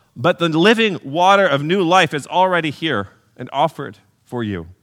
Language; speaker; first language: English; native; English